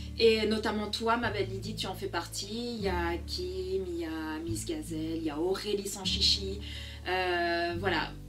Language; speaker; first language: French; early bilingual, other home language; Portuguese